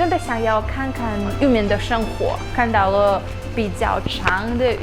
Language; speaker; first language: Chinese; non-native, fluent; Russian